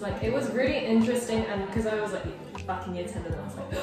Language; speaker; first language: English; early bilingual, other home language; Korean